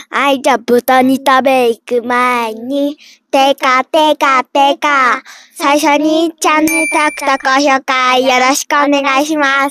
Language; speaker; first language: Japanese; early bilingual, heritage; Japanese